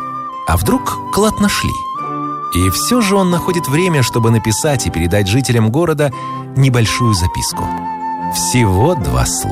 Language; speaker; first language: Russian; native; Russian